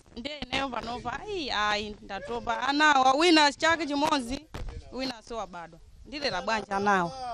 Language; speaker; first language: Nyanja; non-native, local second language; Yao